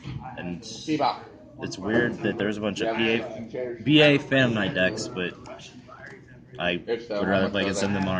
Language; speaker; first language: English; native; English